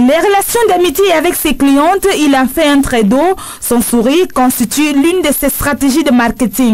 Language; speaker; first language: French; non-native, local second language; Wolof